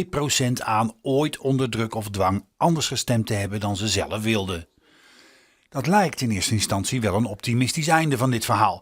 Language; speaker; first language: Dutch; native; Dutch